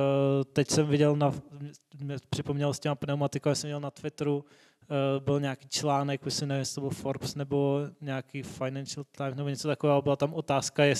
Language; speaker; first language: Czech; native; Czech